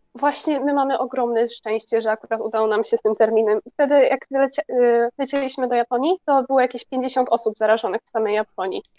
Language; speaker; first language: Polish; early bilingual, other home language; Japanese